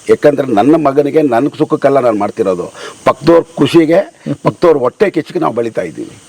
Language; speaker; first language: Kannada; native; Kannada